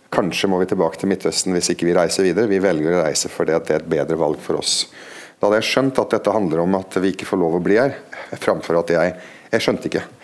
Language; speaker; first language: Norwegian; non-native, fluent; Arabic